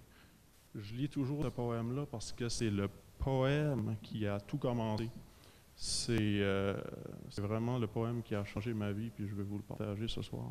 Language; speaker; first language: French; native; French